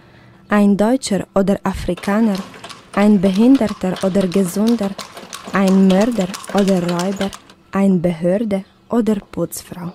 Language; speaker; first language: German; non-native, fluent; Ukrainian